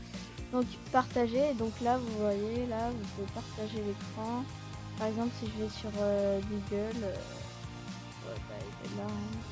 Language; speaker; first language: French; native; French